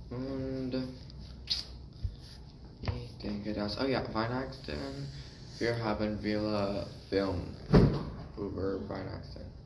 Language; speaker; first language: German; non-native, learner; English